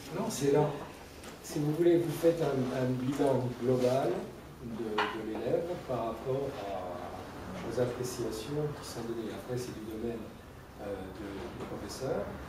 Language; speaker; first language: French; native; French